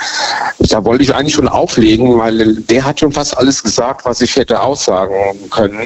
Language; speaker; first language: German; native; German